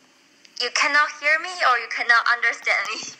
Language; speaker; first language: English; non-native, fluent; Chinese